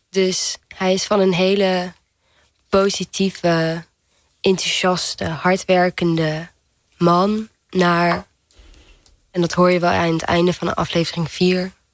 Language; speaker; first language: Dutch; early bilingual, heritage; Dutch